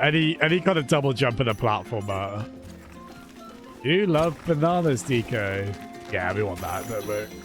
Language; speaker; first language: English; native; English